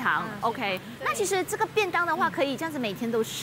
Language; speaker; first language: Chinese; native; Chinese